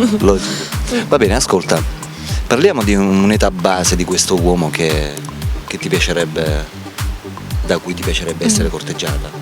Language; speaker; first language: Italian; native; Italian